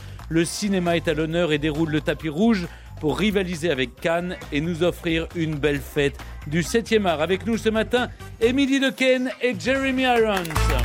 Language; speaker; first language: French; native; French